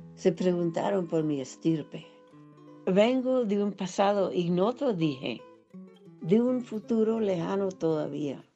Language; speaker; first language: Spanish; non-native, fluent; English